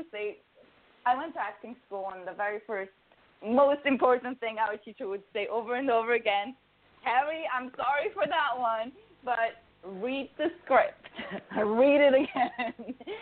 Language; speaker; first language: English; non-native, fluent; Swiss German